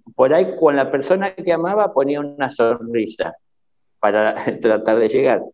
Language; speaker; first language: Spanish; native; Spanish